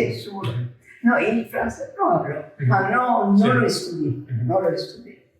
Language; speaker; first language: Spanish; early bilingual, heritage; Ladino